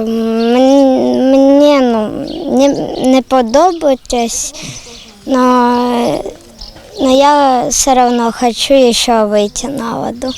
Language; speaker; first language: Ukrainian; non-native, local second language; Russian